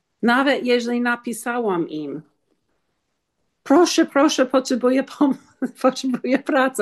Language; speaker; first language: Polish; non-native, learner; English